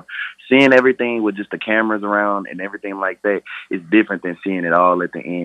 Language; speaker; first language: English; native; English